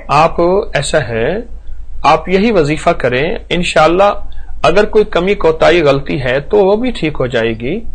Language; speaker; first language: Urdu; native; Urdu